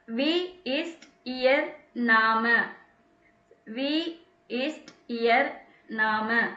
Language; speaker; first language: German; non-native, fluent; Tamil